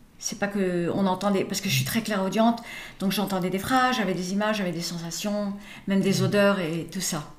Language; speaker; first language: French; early bilingual, other home language; English